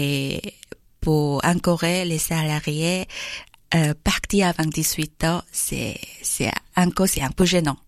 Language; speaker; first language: French; non-native, learner; Korean